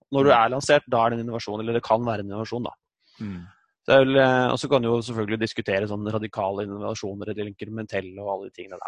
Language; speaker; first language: Norwegian; native; Norwegian